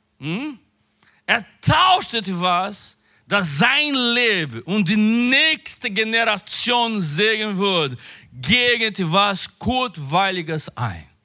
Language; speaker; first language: German; non-native, learner; Portuguese